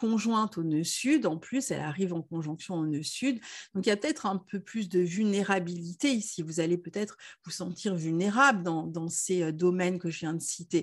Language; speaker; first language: French; native; French